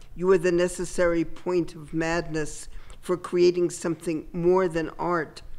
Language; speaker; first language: English; native; English